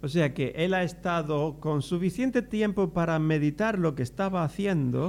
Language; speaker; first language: Spanish; native; Spanish